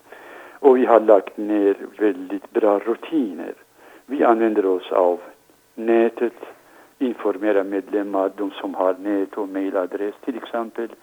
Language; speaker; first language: Swedish; non-native, fluent; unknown